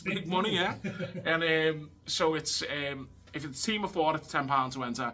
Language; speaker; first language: English; native; English